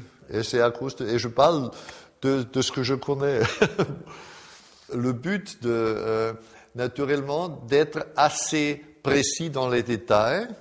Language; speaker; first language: French; non-native, fluent; German